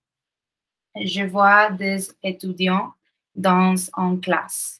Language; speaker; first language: French; non-native, learner; Spanish